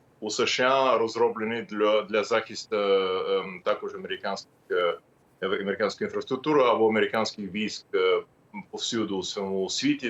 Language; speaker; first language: Ukrainian; non-native, fluent; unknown